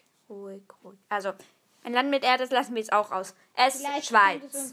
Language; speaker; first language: German; native; German